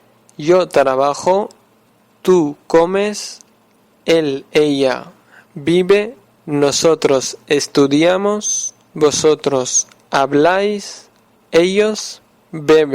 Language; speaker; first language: Spanish; non-native, fluent; Urdu